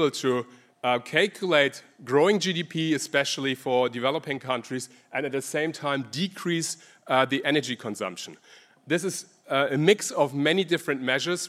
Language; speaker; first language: English; non-native, fluent; German